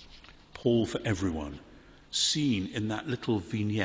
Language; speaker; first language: English; native; English